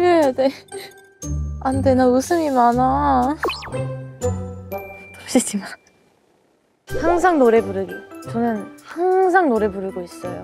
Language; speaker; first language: Korean; early bilingual, heritage; Korean